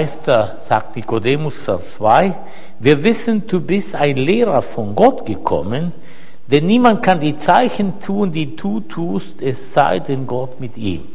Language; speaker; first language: German; non-native, fluent; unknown